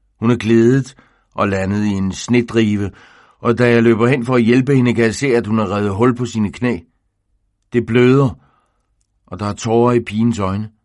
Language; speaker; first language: Danish; native; Danish